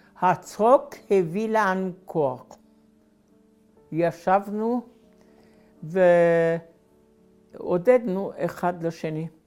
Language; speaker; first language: Hebrew; non-native, fluent; Hungarian